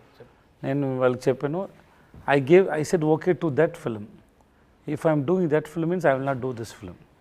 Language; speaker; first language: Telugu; non-native, learner; Tamil